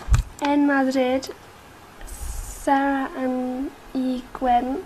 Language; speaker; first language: Spanish; non-native, learner; English